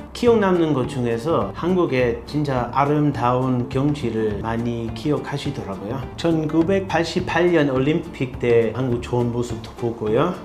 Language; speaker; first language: Korean; non-native, fluent; English